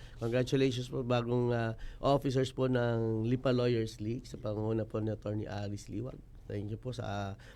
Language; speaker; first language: Filipino; native; Filipino